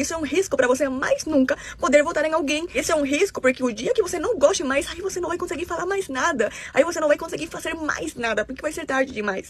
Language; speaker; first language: Portuguese; non-native, fluent; Spanish